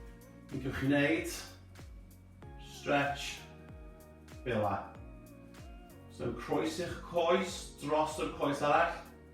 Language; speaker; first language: Welsh; native; Welsh